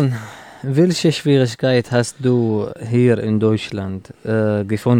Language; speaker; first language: German; non-native, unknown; Arabic